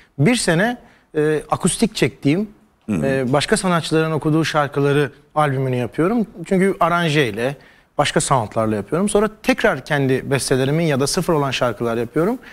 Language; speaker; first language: Turkish; native; Turkish